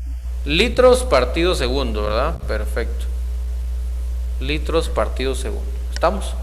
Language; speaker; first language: Spanish; native; Spanish